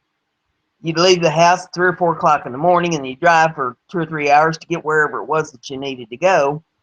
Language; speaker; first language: English; native; English